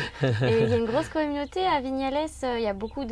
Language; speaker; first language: French; native; French